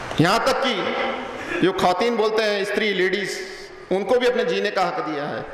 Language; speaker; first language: Hindi; non-native, local second language; Punjabi